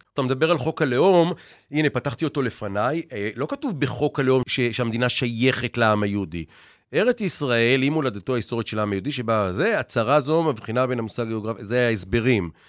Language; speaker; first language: Hebrew; native; Hebrew